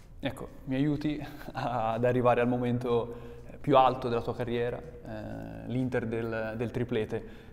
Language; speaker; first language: Italian; native; Italian